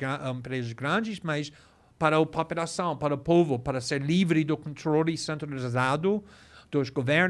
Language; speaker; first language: Portuguese; non-native, fluent; English